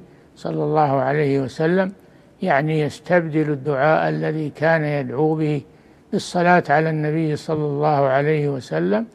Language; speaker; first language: Arabic; native; Arabic